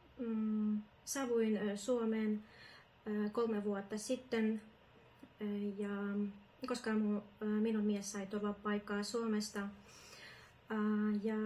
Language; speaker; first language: Finnish; non-native, learner; Ukrainian